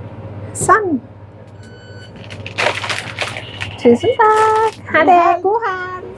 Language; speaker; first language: Norwegian; non-native, learner; Thai